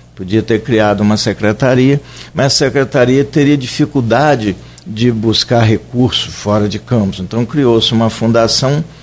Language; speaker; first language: Portuguese; native; Portuguese